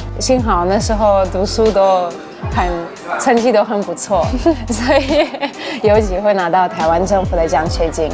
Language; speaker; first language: Chinese; non-native, fluent; Russian